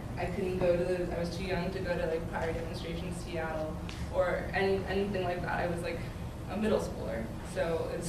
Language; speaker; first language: English; native; English